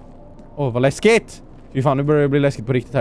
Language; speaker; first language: Swedish; native; Swedish